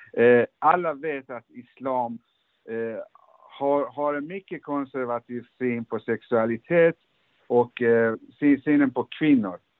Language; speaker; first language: Swedish; early bilingual, other home language; Persian